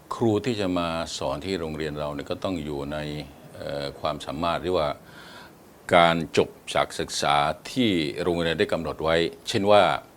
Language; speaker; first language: Thai; non-native, local second language; Malay